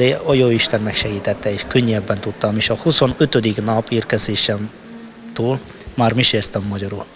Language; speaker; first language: Hungarian; non-native, fluent; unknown